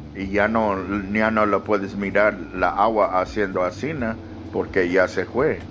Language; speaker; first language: Spanish; early bilingual, other home language; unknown